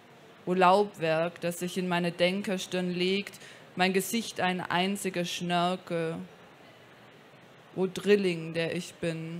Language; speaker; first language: German; native; German